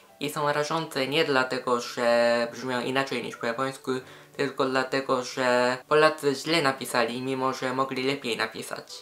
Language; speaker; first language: Polish; non-native, fluent; Japanese